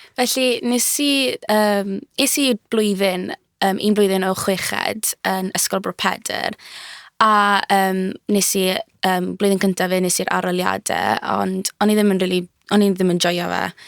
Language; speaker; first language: Welsh; native; Welsh